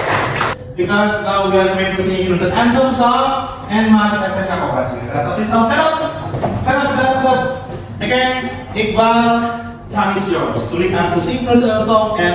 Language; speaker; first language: English; non-native, fluent; Indonesian